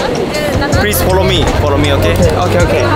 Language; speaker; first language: English; non-native, learner; Japanese